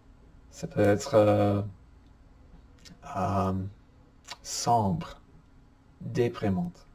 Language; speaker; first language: French; non-native, fluent; English